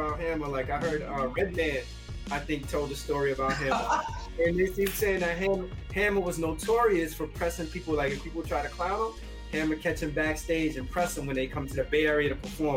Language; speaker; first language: English; native; English